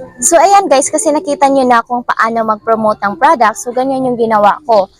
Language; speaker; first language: Filipino; native; Filipino